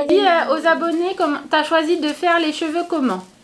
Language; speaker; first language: French; native; French